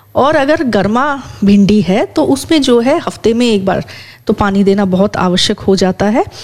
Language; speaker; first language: Hindi; native; Hindi